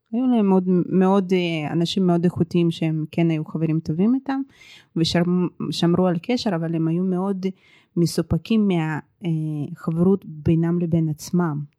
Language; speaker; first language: Hebrew; early bilingual, other home language; Russian